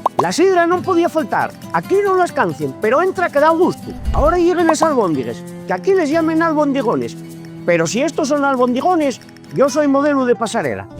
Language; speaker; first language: Asturian; native; Asturian